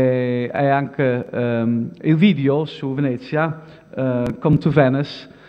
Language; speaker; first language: Italian; non-native, fluent; Dutch